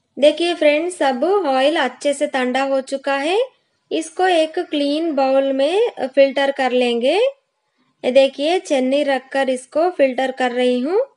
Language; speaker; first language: Hindi; non-native, local second language; Kannada